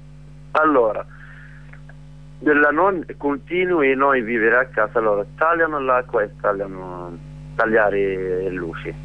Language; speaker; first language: Italian; non-native, learner; Arabic